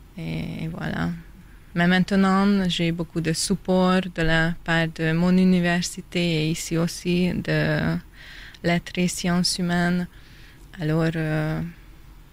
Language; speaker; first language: French; non-native, fluent; Hungarian